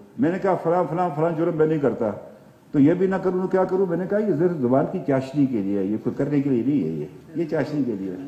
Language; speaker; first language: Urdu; non-native, local second language; Pahari-Potwari